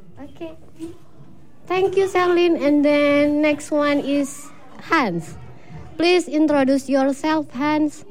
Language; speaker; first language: English; non-native, learner; Indonesian